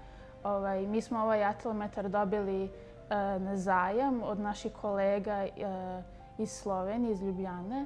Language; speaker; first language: Serbian; native; Serbian